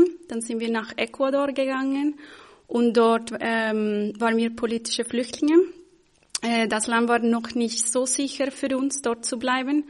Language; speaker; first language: German; non-native, fluent; Spanish